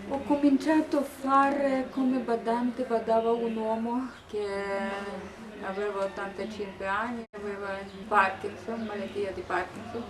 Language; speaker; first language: Italian; non-native, learner; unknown